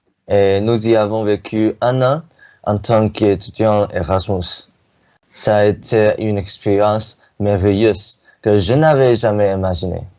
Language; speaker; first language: French; non-native, learner; Chinese